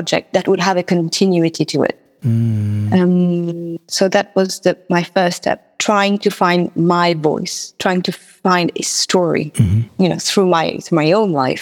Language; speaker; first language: English; non-native, fluent; Morisyen